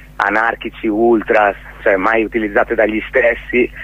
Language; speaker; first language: Italian; native; Italian